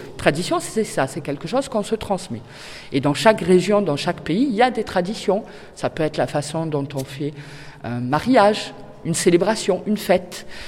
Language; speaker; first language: French; native; French